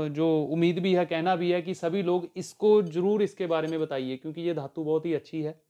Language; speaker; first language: Hindi; native; Hindi